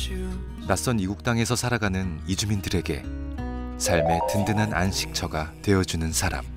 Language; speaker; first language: Korean; native; Korean